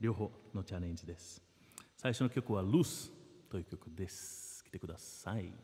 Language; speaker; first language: Japanese; non-native, fluent; Portuguese